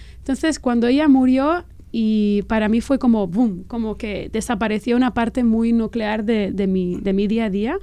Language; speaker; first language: Spanish; non-native, local second language; Catalan